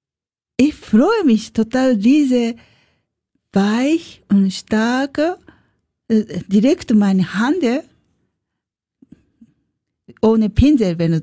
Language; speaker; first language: German; non-native, learner; Japanese